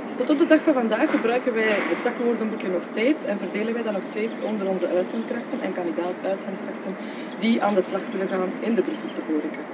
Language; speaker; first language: Dutch; native; Dutch